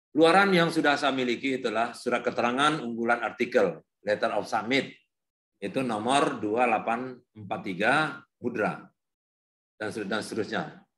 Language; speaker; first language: Indonesian; native; Indonesian